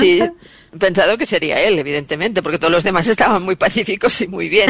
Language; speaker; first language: Spanish; native; Spanish